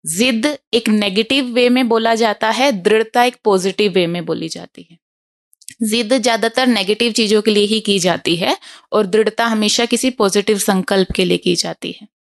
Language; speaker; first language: Hindi; native; Hindi